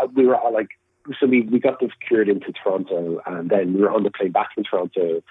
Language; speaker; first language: English; native; English